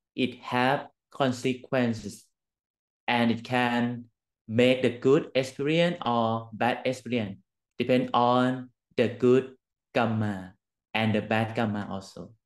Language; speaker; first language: English; non-native, learner; Thai